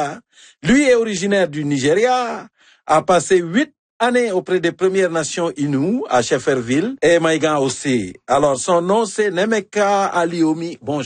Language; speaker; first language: French; native; French